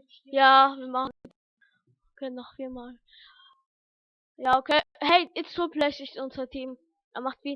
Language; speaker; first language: German; early bilingual, other home language; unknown